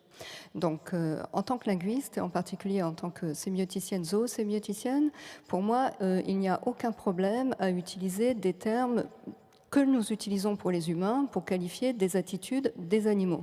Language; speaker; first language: French; native; French